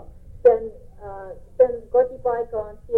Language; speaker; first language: Finnish; early bilingual, heritage; English